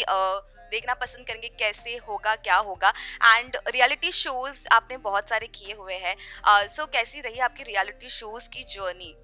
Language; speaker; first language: Hindi; native; Hindi